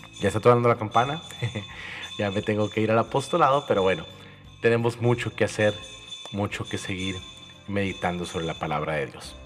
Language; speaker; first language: Spanish; native; Spanish